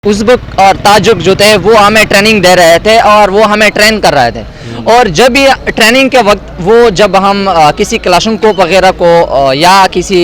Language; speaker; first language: Hindi; non-native, local second language; Pashto